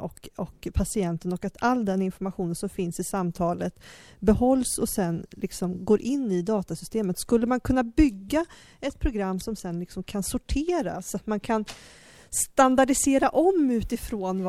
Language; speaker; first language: Swedish; native; Swedish